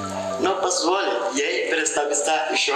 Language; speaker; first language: Russian; non-native, learner; Indonesian